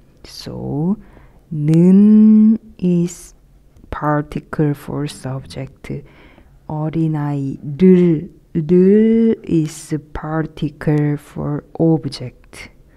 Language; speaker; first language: English; non-native, fluent; Korean